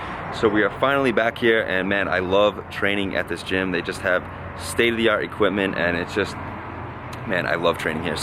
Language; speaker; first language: English; native; English